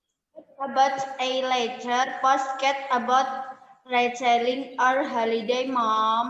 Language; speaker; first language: English; non-native, learner; Indonesian